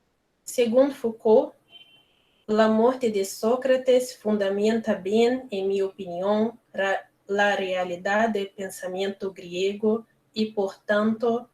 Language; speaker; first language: Spanish; non-native, learner; Portuguese